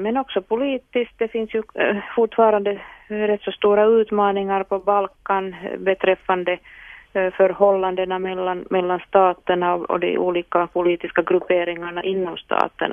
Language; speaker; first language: Swedish; non-native, local second language; Finnish